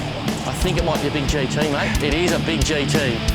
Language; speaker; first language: English; native; English